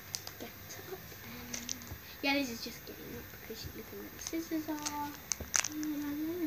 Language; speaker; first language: English; native; English